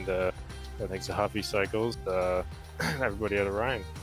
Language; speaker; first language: English; native; English